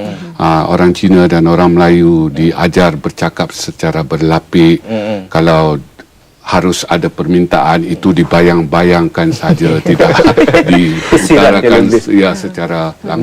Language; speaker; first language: Malay; native; Malay